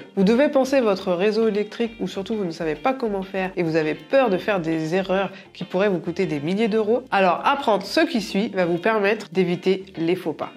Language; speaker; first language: French; native; French